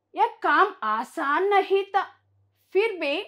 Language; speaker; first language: Hindi; non-native, local second language; Kannada